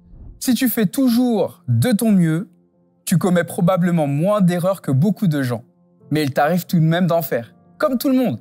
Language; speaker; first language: French; native; French